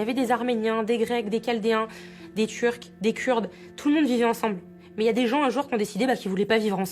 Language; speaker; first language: French; early bilingual, other home language; Armenian